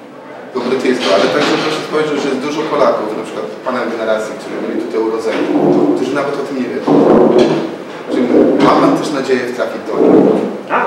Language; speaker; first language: Polish; native; Polish